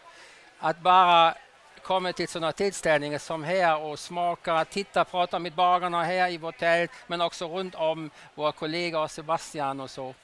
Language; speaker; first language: Swedish; non-native, fluent; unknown